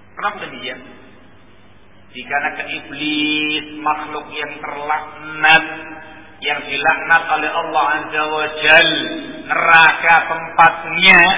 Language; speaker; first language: Indonesian; non-native, local second language; Javanese